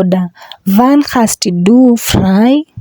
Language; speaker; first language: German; non-native, fluent; English